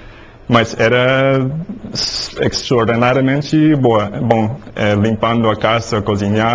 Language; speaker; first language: Portuguese; non-native, learner; English